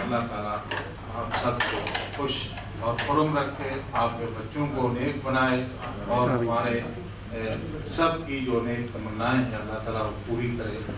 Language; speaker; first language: Urdu; non-native, local second language; Saraiki